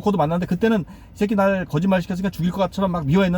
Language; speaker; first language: Korean; native; Korean